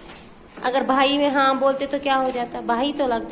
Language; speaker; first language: Hindi; non-native, local second language; Kashmiri